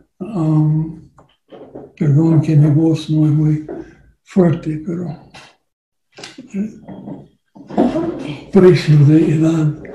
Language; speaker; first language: Spanish; non-native, learner; English